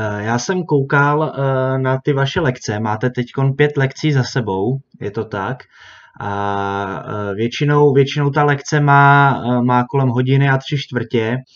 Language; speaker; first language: Czech; native; Czech